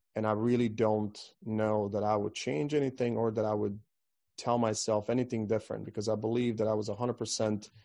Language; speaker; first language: English; non-native, fluent; Croatian